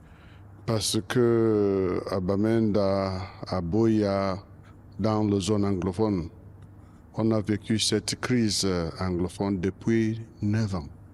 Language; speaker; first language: French; non-native, local second language; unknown